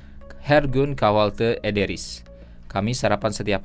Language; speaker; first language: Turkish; non-native, fluent; Indonesian